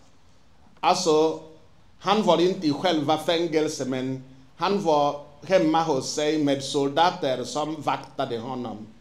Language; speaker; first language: Swedish; non-native, fluent; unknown